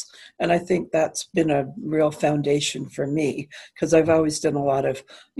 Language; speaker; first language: English; native; English